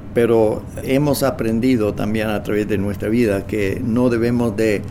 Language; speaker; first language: Spanish; non-native, fluent; English